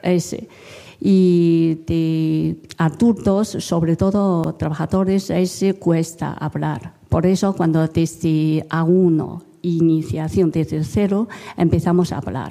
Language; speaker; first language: Spanish; non-native, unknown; Chinese